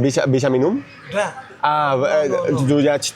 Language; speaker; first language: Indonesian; non-native, learner; Spanish